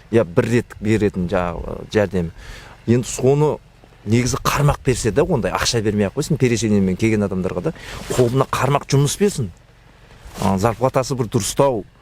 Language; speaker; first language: Kazakh; native; Kazakh